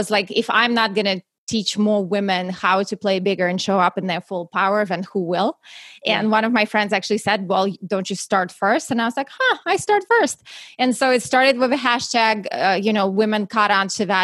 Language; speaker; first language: English; non-native, fluent; Russian